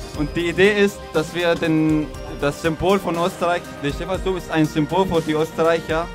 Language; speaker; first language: German; non-native, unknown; Arabic